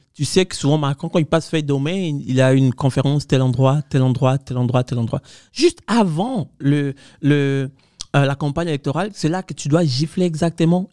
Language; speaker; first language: French; non-native, fluent; Spanish